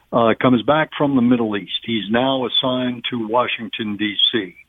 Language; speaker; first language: English; native; English